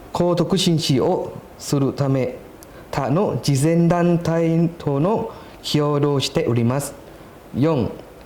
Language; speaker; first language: Japanese; non-native, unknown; Thai